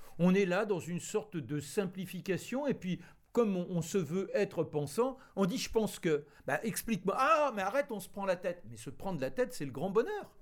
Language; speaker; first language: French; native; French